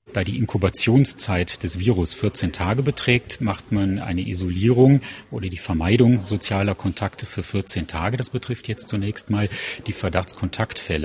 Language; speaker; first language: German; native; German